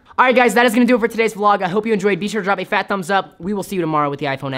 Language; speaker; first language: English; native; English